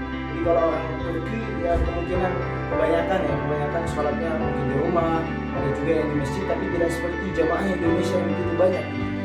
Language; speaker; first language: Indonesian; native; Indonesian